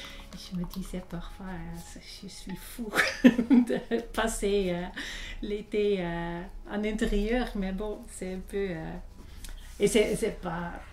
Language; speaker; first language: French; non-native, fluent; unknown